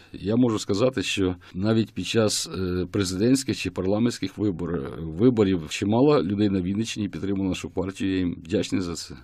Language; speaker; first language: Ukrainian; native; Ukrainian